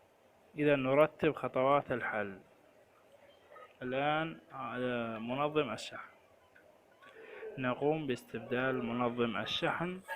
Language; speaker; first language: Arabic; native; Arabic